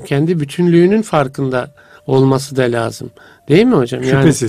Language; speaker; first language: Turkish; native; Turkish